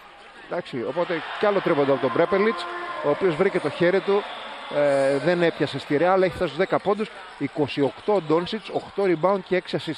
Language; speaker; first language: Greek; native; Greek